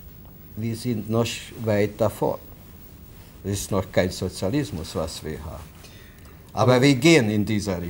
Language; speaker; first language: German; non-native, fluent; Hungarian